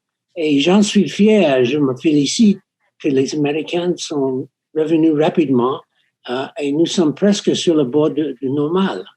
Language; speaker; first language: French; non-native, fluent; English